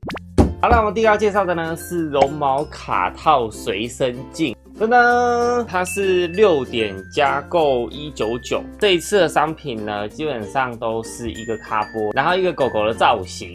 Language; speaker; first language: Chinese; native; Chinese